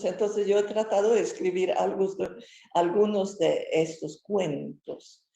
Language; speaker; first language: Spanish; non-native, fluent; Swedish